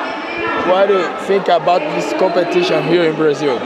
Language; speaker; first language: English; non-native, learner; Portuguese